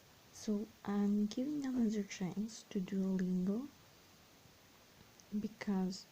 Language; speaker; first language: English; non-native, fluent; Serbian